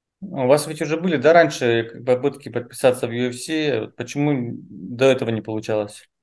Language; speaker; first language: Russian; native; Russian